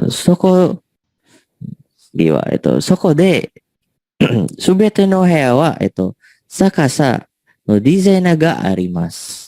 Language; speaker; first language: Japanese; non-native, learner; Indonesian